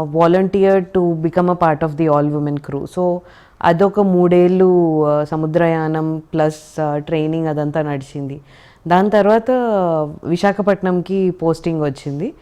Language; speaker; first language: Telugu; native; Telugu